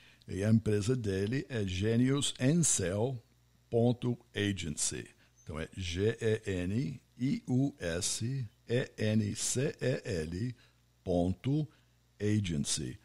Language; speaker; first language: Portuguese; non-native, fluent; English